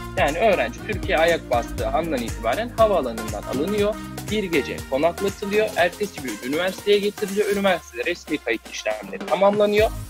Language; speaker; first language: Turkish; native; Turkish